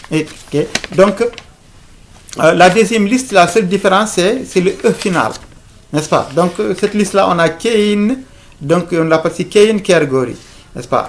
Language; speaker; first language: French; non-native, local second language; Fula